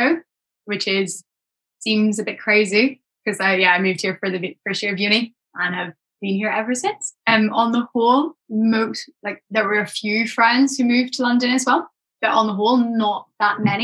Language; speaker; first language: English; native; English